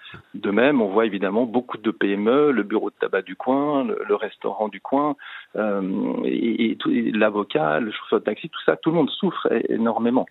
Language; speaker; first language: French; native; French